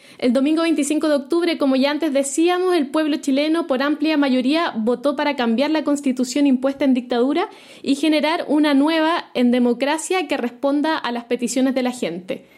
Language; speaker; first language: Spanish; native; Spanish